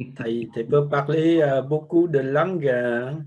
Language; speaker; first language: French; non-native, learner; Vietnamese